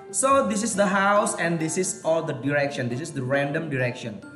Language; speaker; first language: English; non-native, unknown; Indonesian